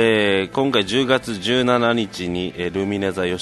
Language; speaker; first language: Japanese; native; Japanese